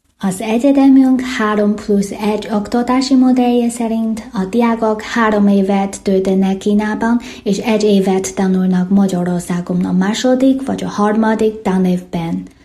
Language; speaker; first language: Hungarian; non-native, fluent; Chinese